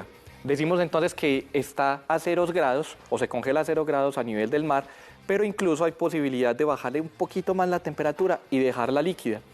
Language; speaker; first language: Spanish; native; Spanish